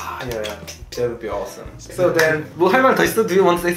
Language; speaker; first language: English; non-native, fluent; Korean